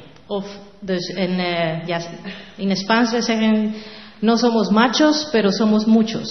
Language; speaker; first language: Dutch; non-native, learner; Spanish